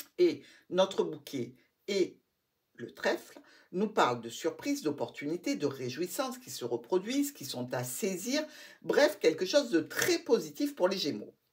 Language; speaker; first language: French; native; French